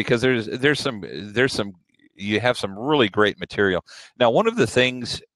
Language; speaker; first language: English; native; English